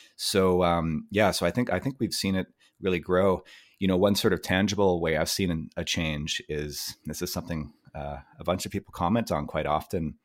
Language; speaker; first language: English; native; English